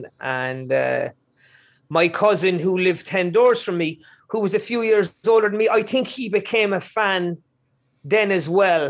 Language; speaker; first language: English; native; English